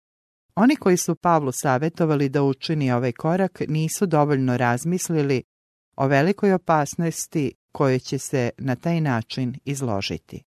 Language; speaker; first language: Serbian; native; Serbian